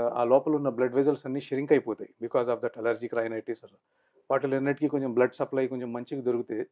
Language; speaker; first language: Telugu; non-native, local second language; Urdu